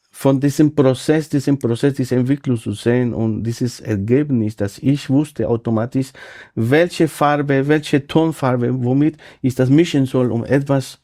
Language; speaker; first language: German; non-native, fluent; Spanish